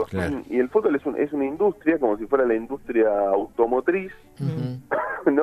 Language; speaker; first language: Spanish; native; Spanish